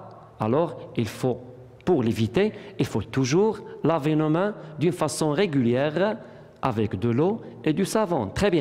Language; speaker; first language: French; non-native, local second language; Arabic